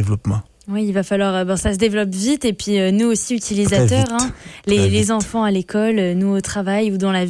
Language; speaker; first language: French; native; French